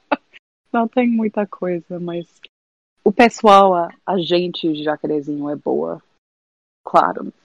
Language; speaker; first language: Portuguese; non-native, fluent; English